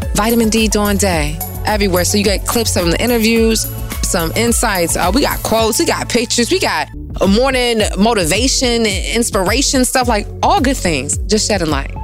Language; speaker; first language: English; native; English